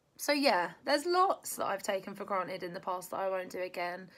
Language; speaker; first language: English; native; English